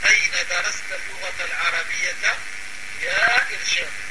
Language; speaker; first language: Arabic; non-native, fluent; French